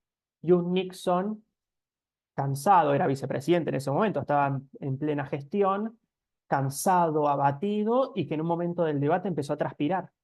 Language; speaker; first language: Spanish; native; Spanish